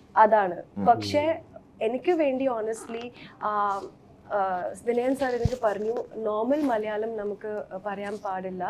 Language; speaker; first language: Malayalam; early bilingual, heritage; Malayalam